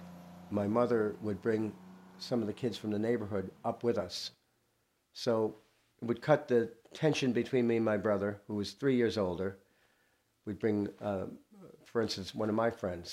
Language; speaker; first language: English; native; English